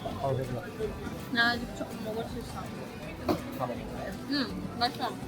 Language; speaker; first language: Korean; non-native, fluent; Russian